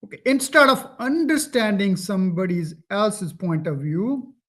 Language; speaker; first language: English; non-native, local second language; Punjabi